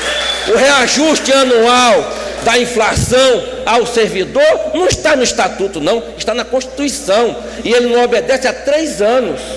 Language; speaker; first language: Portuguese; native; Portuguese